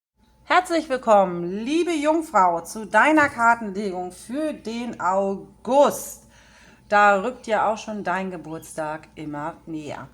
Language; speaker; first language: German; native; German